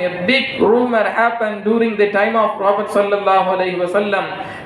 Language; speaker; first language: English; non-native, local second language; Tamil